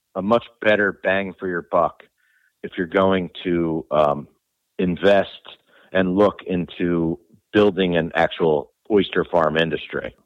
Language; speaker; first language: English; native; English